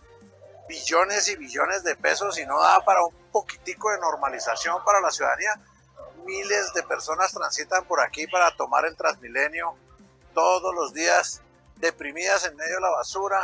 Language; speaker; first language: Spanish; native; Spanish